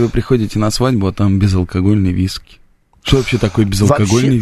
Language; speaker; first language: Russian; native; Russian